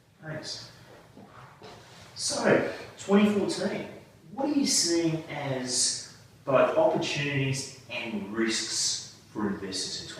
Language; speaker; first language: English; native; English